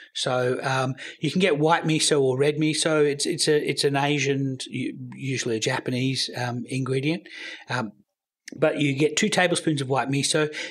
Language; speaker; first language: English; native; English